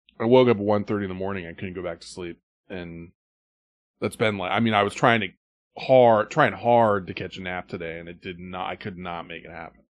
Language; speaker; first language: English; native; English